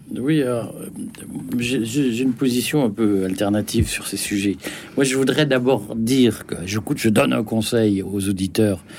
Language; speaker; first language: French; native; French